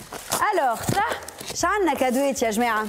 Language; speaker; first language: Arabic; native; Arabic